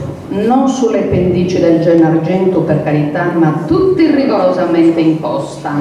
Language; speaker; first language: Italian; native; Italian